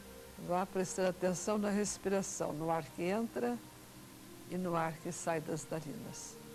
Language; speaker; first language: Portuguese; native; Portuguese